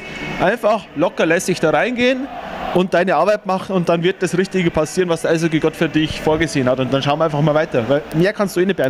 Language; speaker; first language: German; native; German